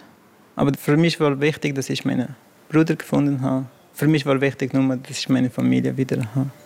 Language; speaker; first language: German; non-native, fluent; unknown